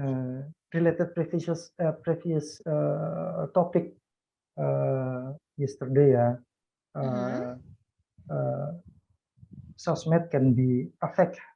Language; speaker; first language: English; non-native, learner; Indonesian